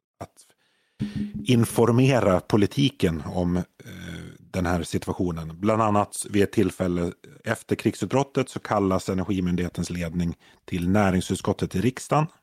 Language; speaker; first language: Swedish; native; Swedish